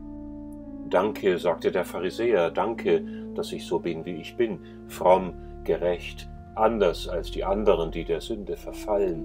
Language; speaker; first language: German; native; German